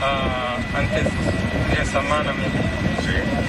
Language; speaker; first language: Spanish; non-native, learner; Arabic